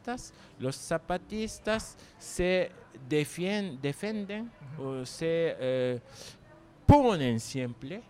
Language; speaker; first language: Spanish; non-native, learner; Japanese